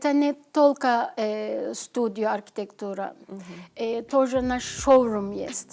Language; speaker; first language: Russian; non-native, learner; Turkish